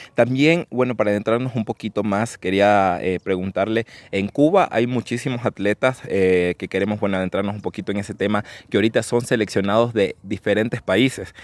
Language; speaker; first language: Spanish; native; Spanish